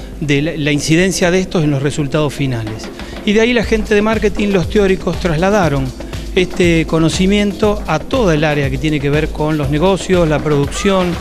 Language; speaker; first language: Spanish; native; Spanish